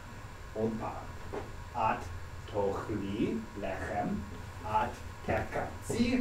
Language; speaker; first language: Hebrew; non-native, learner; English